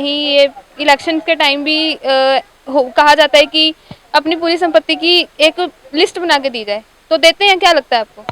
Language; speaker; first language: Hindi; non-native, local second language; Punjabi